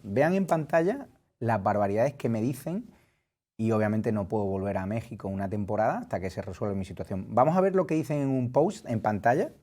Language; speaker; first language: Spanish; native; Spanish